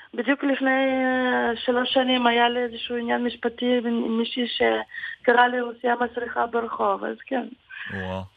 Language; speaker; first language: Hebrew; non-native, fluent; Ukrainian